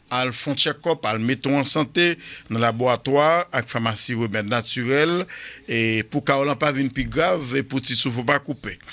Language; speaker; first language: French; non-native, local second language; Haitian Creole